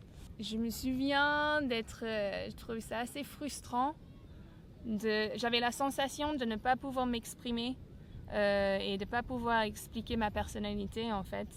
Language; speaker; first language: French; non-native, fluent; English